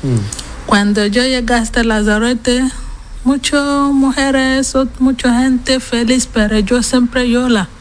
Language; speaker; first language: Spanish; non-native, learner; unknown